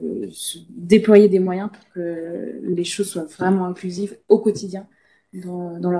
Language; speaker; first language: French; native; French